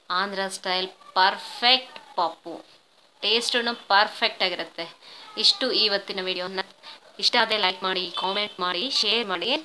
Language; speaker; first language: Kannada; non-native, local second language; Telugu